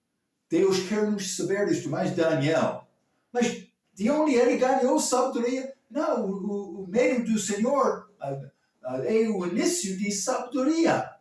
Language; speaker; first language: Portuguese; non-native, learner; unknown